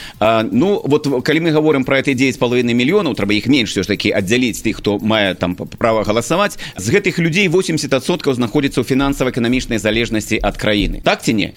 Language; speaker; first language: Belarusian; native; Belarusian